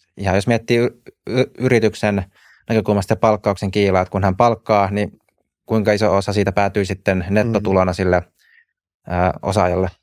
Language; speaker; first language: Finnish; native; Finnish